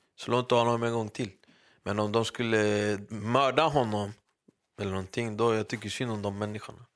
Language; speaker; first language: Swedish; early bilingual, other home language; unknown